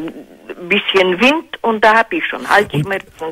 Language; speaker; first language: German; non-native, fluent; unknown